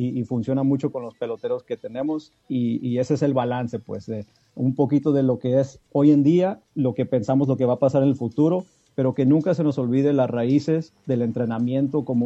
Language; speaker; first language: Spanish; early bilingual, heritage; Spanish